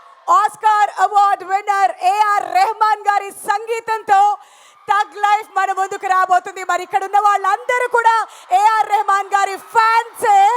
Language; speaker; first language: Telugu; native; Telugu